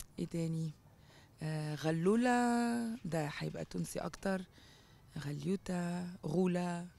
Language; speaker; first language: Arabic; native; Arabic